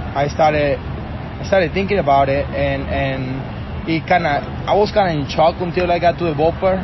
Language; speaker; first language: English; non-native, fluent; Spanish